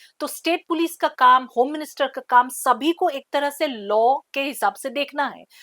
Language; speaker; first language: Hindi; non-native, local second language; Assamese